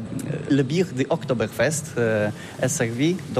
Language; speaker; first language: French; non-native, learner; Polish